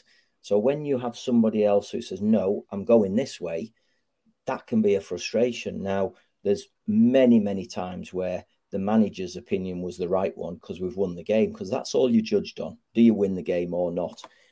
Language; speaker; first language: English; native; English